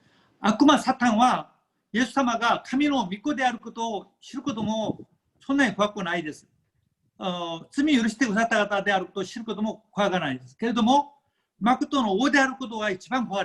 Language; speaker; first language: Japanese; non-native, fluent; Korean